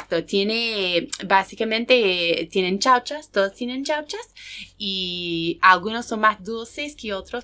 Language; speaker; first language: Spanish; non-native, fluent; English